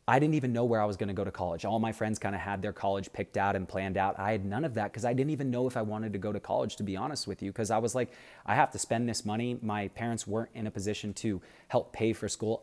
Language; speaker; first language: English; native; English